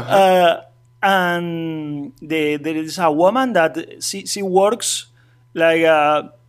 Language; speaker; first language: English; non-native, learner; Spanish